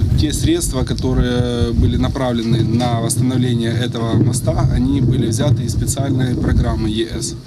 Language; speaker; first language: Russian; non-native, fluent; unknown